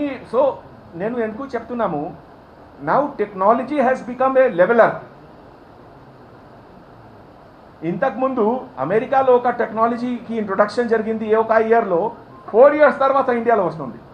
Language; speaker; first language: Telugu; non-native, fluent; Hindi